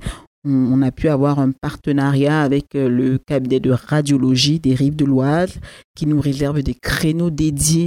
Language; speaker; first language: French; native; French